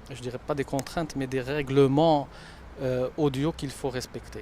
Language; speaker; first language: French; non-native, local second language; Arabic